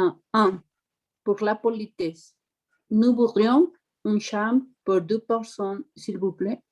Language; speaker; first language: French; non-native, learner; Spanish